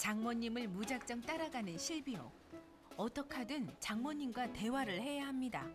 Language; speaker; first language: Korean; native; Korean